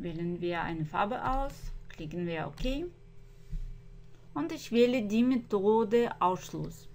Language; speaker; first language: German; non-native, fluent; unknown